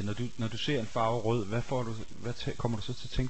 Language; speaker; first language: Danish; native; Danish